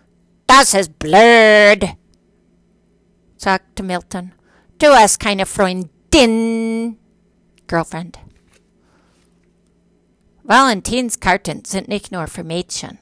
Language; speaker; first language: German; non-native, fluent; English